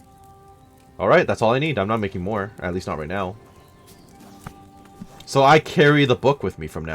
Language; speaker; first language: English; native; English